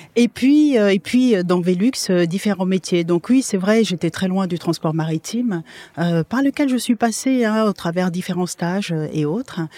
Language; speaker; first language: French; non-native, local second language; Wolof